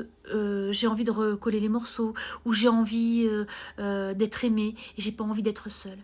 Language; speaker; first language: French; native; French